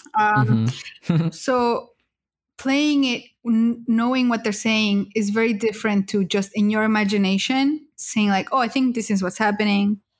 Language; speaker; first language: English; early bilingual, other home language; Spanish